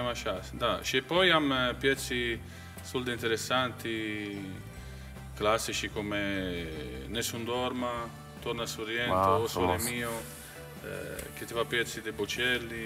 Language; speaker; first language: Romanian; non-native, fluent; Italian